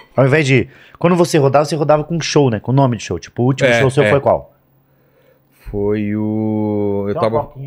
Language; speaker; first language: Portuguese; native; Portuguese